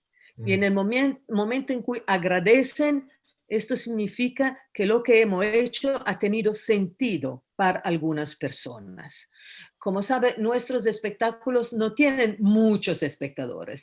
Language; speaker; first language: Spanish; non-native, fluent; Italian